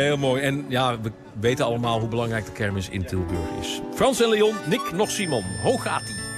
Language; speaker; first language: Dutch; native; Dutch